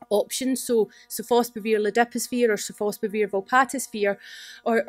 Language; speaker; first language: English; native; English